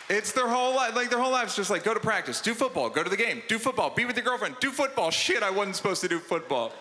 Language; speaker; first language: English; native; English